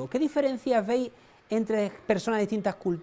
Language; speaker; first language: Spanish; native; Spanish